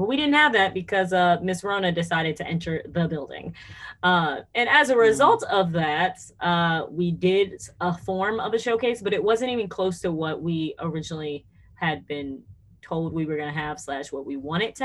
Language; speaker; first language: English; native; English